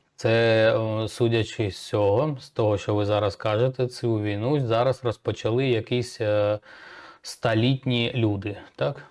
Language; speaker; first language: Ukrainian; non-native, local second language; Russian